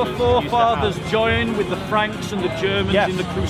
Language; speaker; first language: English; native; English